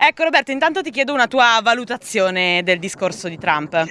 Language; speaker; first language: Italian; native; Italian